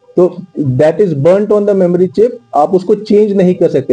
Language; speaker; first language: Hindi; non-native, local second language; Marathi